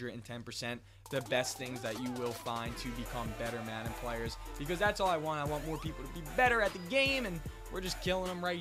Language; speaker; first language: English; native; English